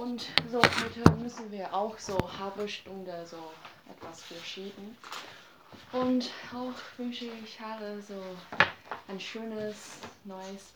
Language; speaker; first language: German; non-native, learner; Chinese